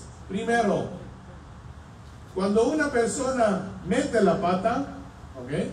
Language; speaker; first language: Spanish; non-native, fluent; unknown